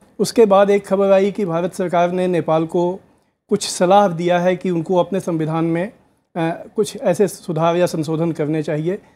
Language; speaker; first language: Hindi; native; Hindi